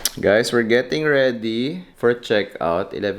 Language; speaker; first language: English; non-native, local second language; Filipino